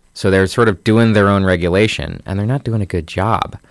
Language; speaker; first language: English; native; English